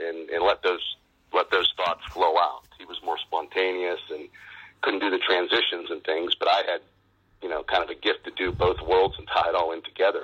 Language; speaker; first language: English; native; English